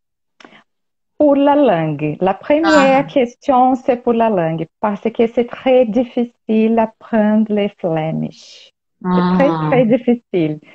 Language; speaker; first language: French; non-native, learner; Portuguese